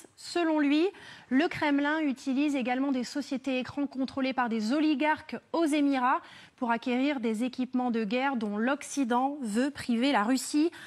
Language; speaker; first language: French; native; French